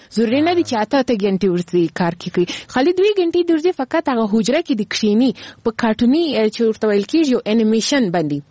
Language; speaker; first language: Pashto; early bilingual, heritage; Pashto